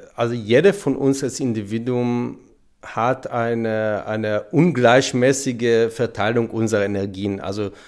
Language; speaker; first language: German; non-native, fluent; Hebrew